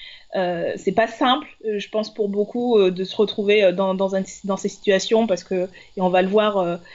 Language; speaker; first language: French; native; French